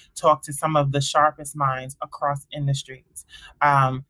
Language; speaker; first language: English; early bilingual, other home language; Akan